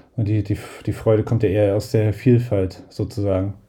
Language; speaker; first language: German; native; German